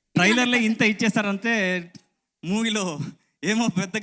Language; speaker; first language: Telugu; non-native, learner; Kannada